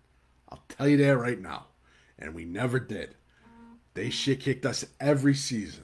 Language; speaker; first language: English; native; English